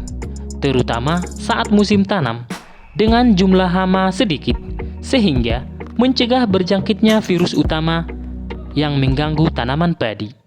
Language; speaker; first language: Indonesian; native; Indonesian